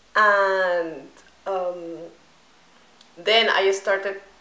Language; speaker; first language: English; non-native, fluent; Spanish